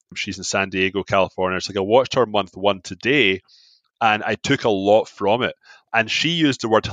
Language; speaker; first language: English; native; English